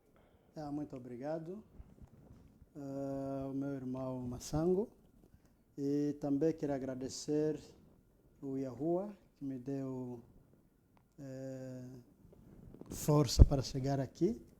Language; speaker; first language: Portuguese; non-native, local second language; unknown